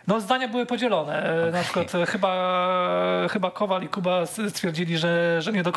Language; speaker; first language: Polish; native; Polish